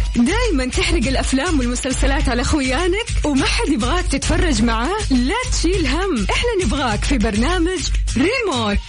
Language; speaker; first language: Arabic; native; Arabic